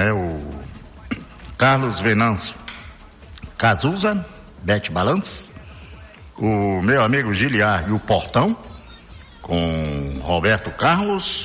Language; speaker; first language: Portuguese; native; Portuguese